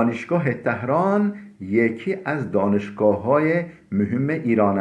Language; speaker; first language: Persian; non-native, fluent; Turkish